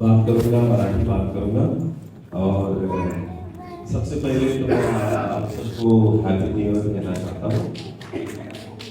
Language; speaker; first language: Hindi; non-native, local second language; Marathi